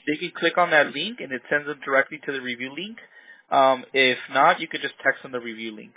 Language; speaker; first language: English; early bilingual, other home language; Spanish